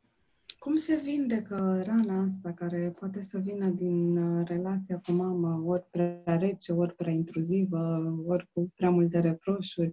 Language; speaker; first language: Romanian; native; Romanian